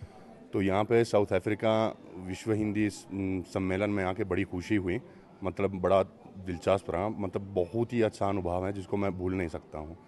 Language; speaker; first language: Hindi; non-native, fluent; Italian